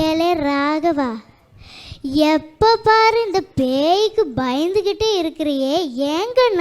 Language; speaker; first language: Tamil; native; Tamil